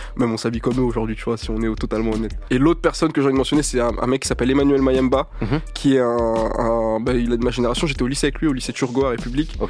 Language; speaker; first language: French; native; French